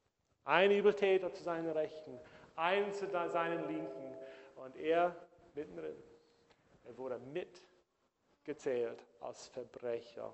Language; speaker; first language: German; non-native, fluent; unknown